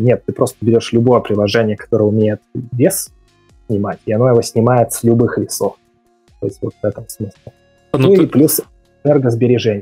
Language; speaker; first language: Russian; native; Russian